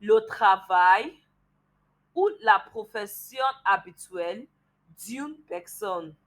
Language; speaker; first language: French; non-native, learner; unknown